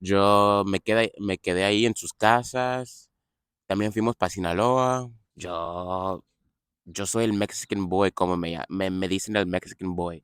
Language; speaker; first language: Spanish; non-native, fluent; English